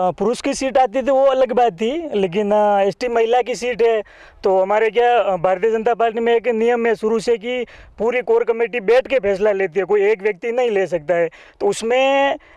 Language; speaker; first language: Hindi; native; Hindi